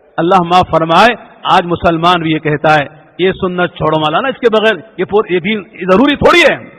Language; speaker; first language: Urdu; native; Urdu